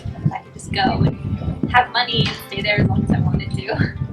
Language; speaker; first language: English; native; English